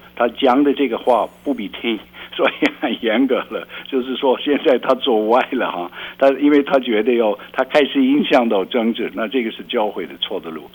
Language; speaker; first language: Chinese; non-native, fluent; Dutch